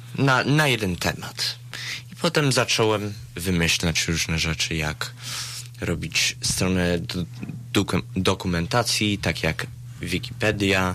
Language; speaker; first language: Polish; early bilingual, heritage; Polish